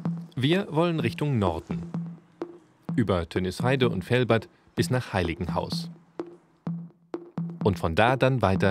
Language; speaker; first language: German; native; German